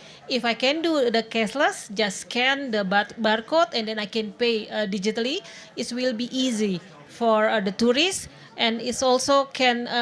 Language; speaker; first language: English; non-native, fluent; Indonesian